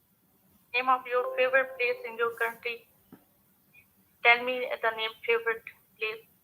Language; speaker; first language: English; non-native, learner; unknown